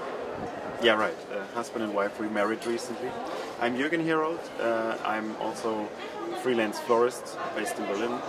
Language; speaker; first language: English; non-native, fluent; German